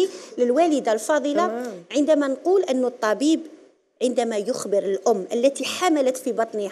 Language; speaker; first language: Arabic; native; Arabic